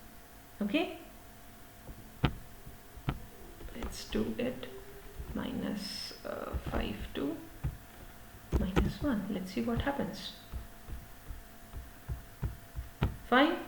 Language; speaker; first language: English; non-native, local second language; Hindi